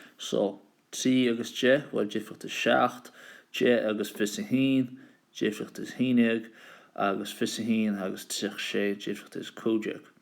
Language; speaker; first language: Irish; native; Irish